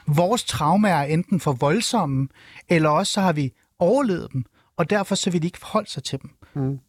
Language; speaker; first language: Danish; early bilingual, other home language; Persian